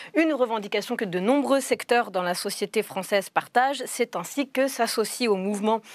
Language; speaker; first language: French; native; French